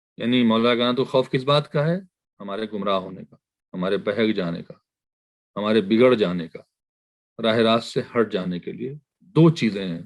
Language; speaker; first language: Urdu; native; Urdu